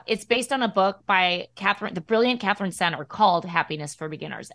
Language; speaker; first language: English; native; English